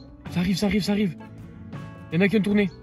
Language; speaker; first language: French; native; French